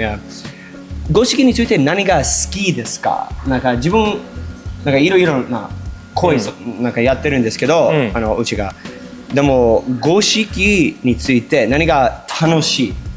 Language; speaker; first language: Japanese; non-native, learner; English